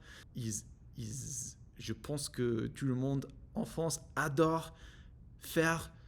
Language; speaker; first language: French; non-native, learner; English